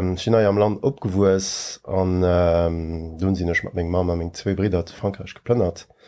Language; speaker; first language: French; native; French